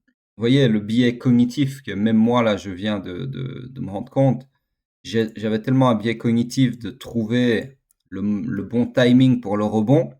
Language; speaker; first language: French; native; French